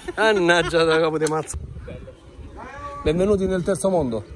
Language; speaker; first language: Italian; native; Italian